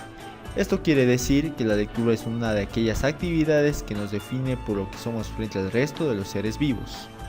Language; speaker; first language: Spanish; native; Spanish